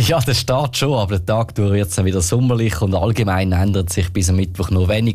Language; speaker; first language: German; native; German